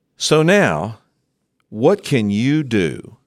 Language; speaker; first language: English; native; English